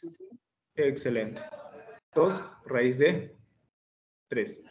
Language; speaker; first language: Spanish; native; Spanish